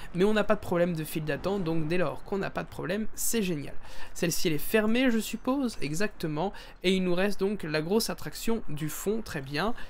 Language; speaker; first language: French; native; French